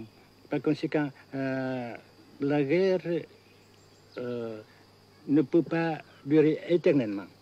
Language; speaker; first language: French; non-native, fluent; Vietnamese